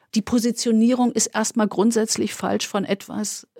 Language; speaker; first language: German; native; German